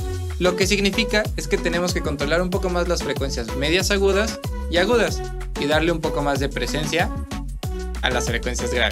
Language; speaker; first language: Spanish; native; Spanish